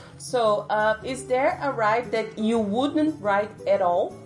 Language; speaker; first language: English; non-native, fluent; Portuguese